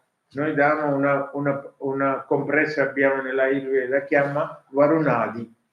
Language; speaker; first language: Italian; non-native, learner; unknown